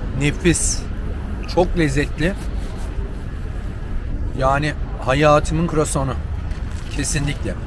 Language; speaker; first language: Turkish; early bilingual, heritage; Turkish